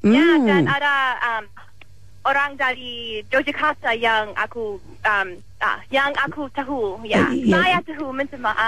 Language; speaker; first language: Indonesian; non-native, learner; English